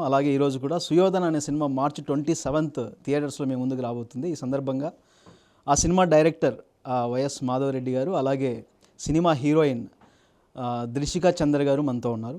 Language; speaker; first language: Telugu; native; Telugu